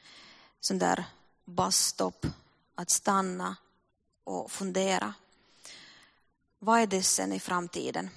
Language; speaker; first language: Swedish; non-native, fluent; Russian